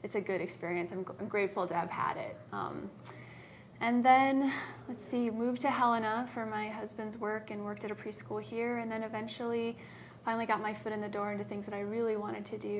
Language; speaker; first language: English; native; English